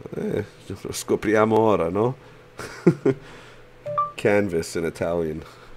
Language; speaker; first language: Italian; early bilingual, heritage; Italian